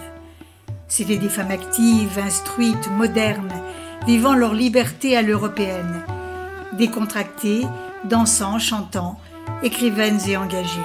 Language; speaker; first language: French; native; French